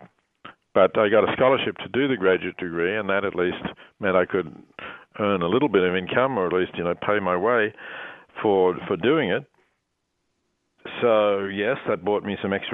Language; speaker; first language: English; native; English